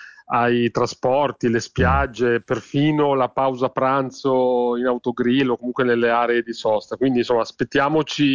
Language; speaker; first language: Italian; native; Italian